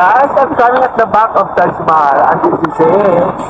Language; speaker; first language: English; non-native, fluent; Filipino